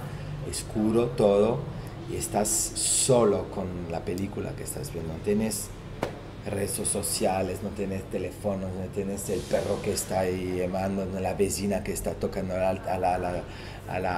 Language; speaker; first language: Spanish; non-native, fluent; Portuguese